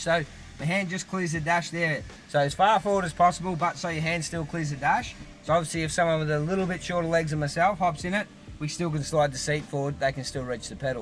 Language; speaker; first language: English; native; English